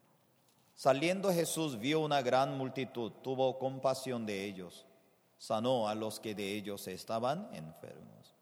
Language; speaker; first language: Spanish; non-native, fluent; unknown